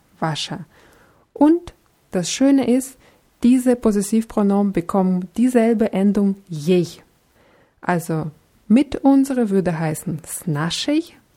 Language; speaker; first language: German; non-native, fluent; Russian